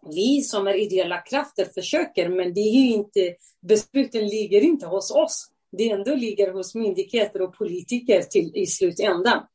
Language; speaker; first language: Swedish; non-native, fluent; Central Kurdish